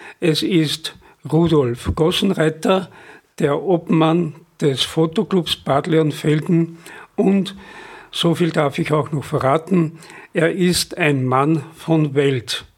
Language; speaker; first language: German; native; German